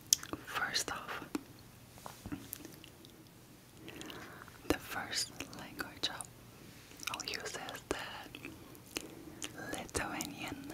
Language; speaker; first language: English; non-native, fluent; Turkish